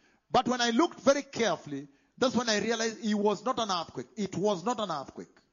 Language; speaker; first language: English; non-native, local second language; Luo (Kenya and Tanzania)